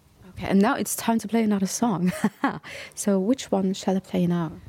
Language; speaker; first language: English; non-native, fluent; German